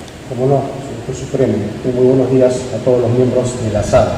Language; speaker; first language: Spanish; native; Spanish